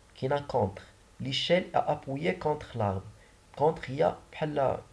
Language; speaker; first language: French; non-native, local second language; Arabic